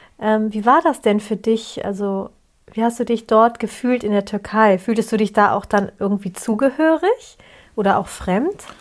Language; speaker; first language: German; early bilingual, other home language; Turkish